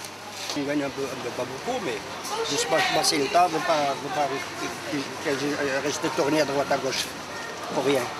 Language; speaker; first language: French; non-native, learner; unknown